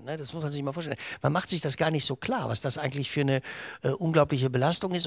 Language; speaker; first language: German; native; German